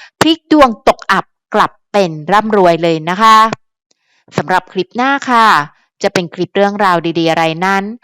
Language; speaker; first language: Thai; native; Thai